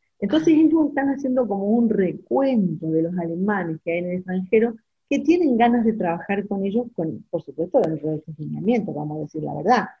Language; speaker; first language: Spanish; non-native, local second language; German